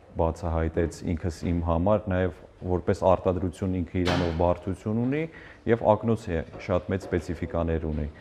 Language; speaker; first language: Armenian; native; Armenian